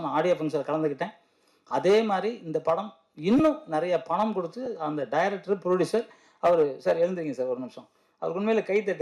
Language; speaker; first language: Tamil; native; Tamil